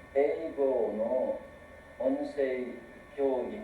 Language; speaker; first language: Japanese; non-native, fluent; Korean